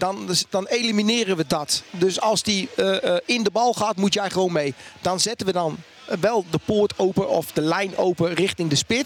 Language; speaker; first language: Dutch; native; Dutch